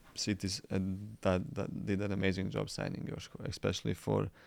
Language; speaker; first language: English; non-native, fluent; Croatian